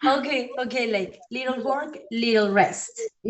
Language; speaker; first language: English; non-native, fluent; Spanish